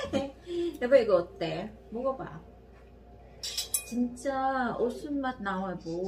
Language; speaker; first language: Korean; non-native, learner; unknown